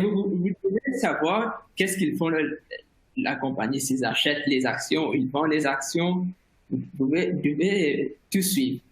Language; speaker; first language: French; non-native, fluent; Morisyen